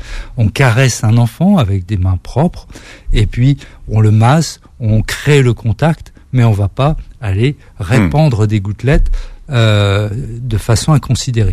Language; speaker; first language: French; native; French